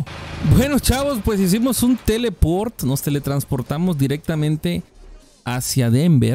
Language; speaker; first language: Spanish; native; Spanish